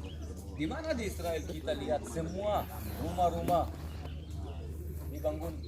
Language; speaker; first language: Indonesian; non-native, fluent; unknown